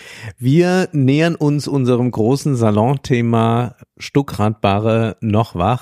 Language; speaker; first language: German; native; German